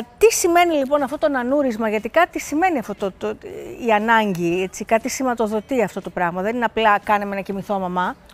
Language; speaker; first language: Greek; native; Greek